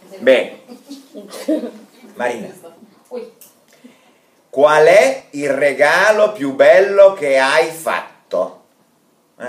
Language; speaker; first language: Italian; non-native, fluent; Russian